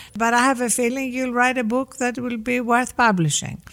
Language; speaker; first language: English; non-native, fluent; Greek